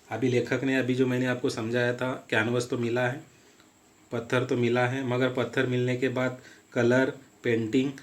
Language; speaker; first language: Hindi; non-native, local second language; Marathi